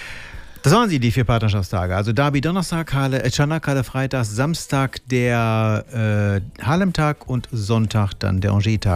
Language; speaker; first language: German; native; German